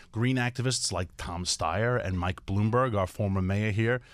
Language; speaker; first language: English; native; English